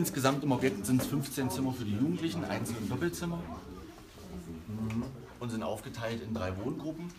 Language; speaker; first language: German; native; German